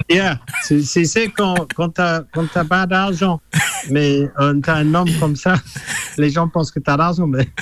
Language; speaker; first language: French; non-native, fluent; English